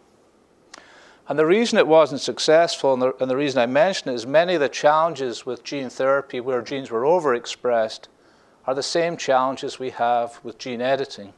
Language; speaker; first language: English; native; English